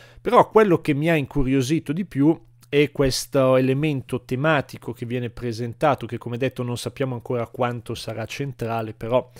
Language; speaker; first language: Italian; native; Italian